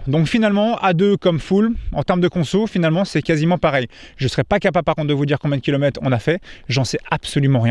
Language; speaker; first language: French; native; French